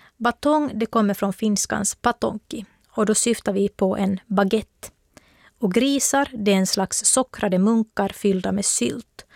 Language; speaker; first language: Swedish; native; Swedish